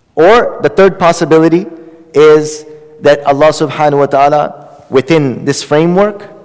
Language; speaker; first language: English; native; English